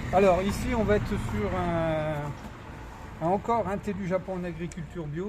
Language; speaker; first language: French; native; French